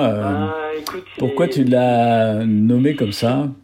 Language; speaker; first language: French; native; French